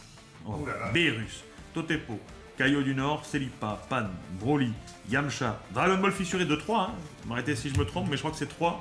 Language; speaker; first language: French; native; French